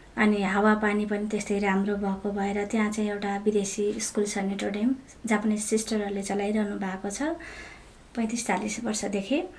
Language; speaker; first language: Nepali; native; Nepali